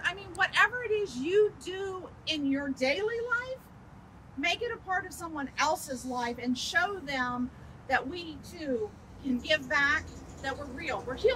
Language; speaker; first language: English; native; English